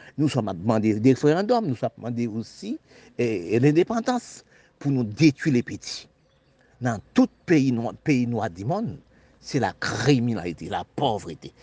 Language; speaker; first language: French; non-native, local second language; Haitian Creole